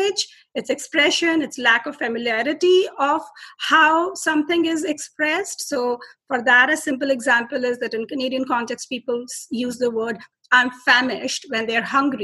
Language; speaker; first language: English; non-native, local second language; Hindi